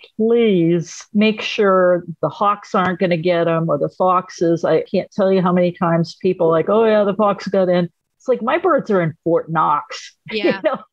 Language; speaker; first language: English; native; English